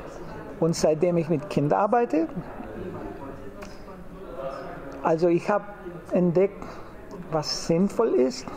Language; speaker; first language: German; non-native, fluent; Spanish